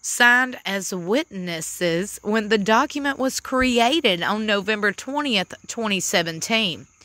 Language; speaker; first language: English; native; English